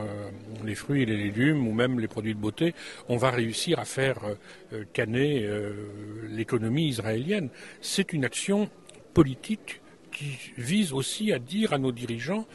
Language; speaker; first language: French; native; French